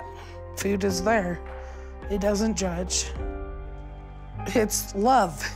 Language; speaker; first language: English; native; English